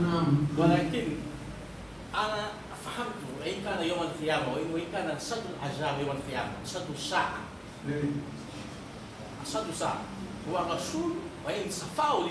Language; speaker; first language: Arabic; non-native, learner; Malagasy